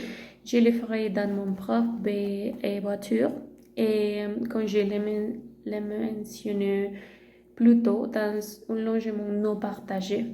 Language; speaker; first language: French; non-native, learner; Spanish